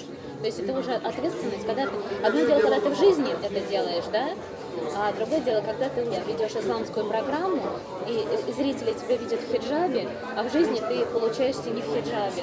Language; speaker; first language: Russian; native; Russian